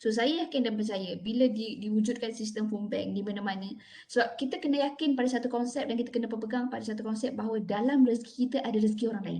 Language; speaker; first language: Malay; native; Malay